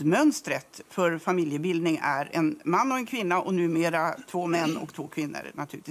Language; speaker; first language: Swedish; native; Swedish